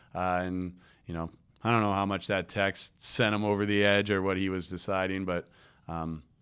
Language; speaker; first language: English; native; English